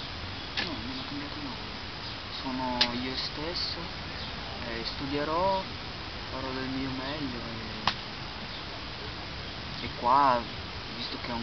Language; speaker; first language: Italian; non-native, learner; Portuguese